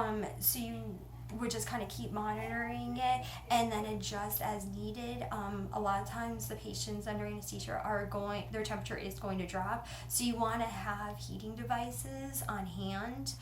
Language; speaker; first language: English; native; English